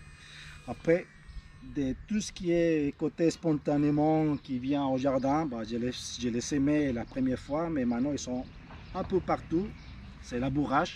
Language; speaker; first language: French; native; French